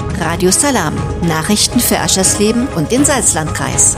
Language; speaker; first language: German; native; German